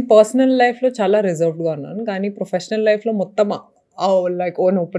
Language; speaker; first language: Telugu; non-native, local second language; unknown